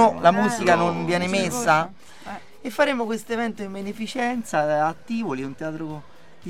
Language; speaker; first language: Italian; native; Italian